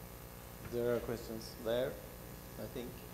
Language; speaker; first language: English; non-native, fluent; Swedish